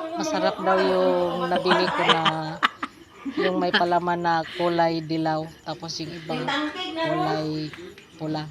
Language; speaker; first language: Filipino; non-native, local second language; Cebuano